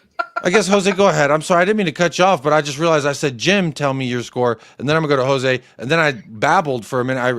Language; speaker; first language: English; native; English